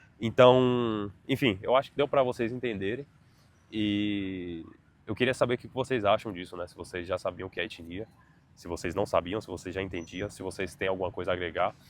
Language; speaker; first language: Portuguese; native; Portuguese